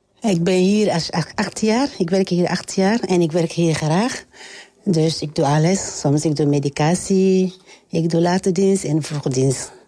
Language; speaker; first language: Dutch; non-native, learner; French